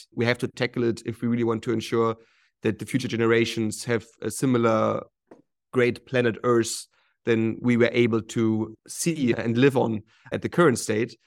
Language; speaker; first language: English; non-native, fluent; German